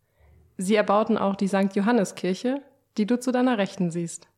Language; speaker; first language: German; native; German